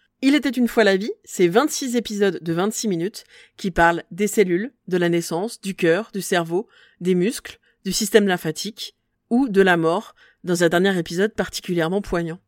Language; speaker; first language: French; native; French